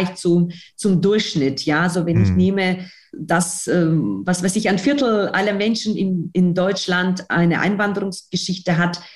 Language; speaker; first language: German; non-native, fluent; Russian